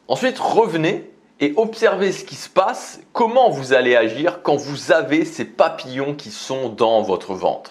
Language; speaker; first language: French; native; French